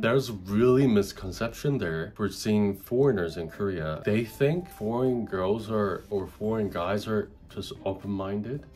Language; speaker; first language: English; non-native, fluent; Korean